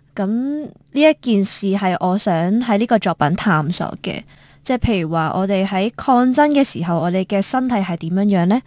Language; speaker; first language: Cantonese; native; Cantonese